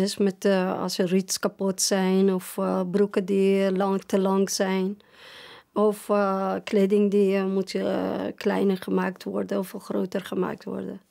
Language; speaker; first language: Dutch; non-native, fluent; Persian